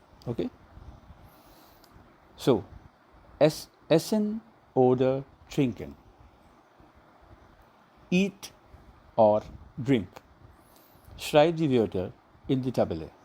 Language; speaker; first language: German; non-native, learner; Hindi